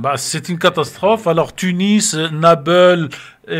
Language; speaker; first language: French; native; French